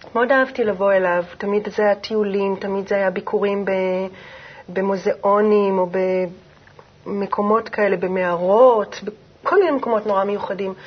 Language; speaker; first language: Hebrew; native; Hebrew